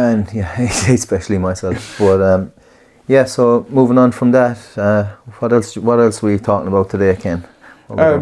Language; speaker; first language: English; native; English